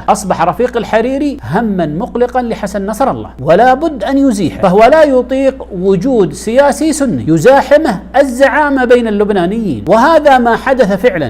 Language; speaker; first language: Arabic; native; Arabic